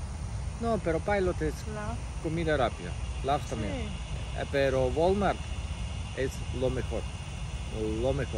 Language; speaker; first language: Spanish; native; Spanish